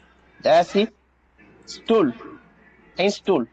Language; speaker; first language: German; non-native, learner; Tamil